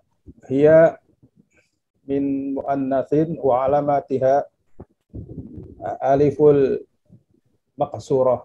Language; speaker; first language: Arabic; non-native, learner; Indonesian